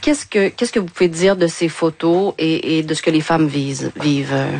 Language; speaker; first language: French; native; French